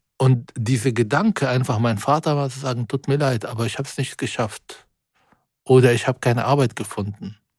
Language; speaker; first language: German; non-native, fluent; Arabic